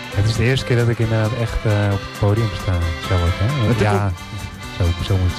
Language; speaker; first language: Dutch; native; Dutch